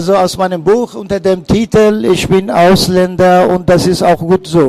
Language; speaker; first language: German; non-native, fluent; Persian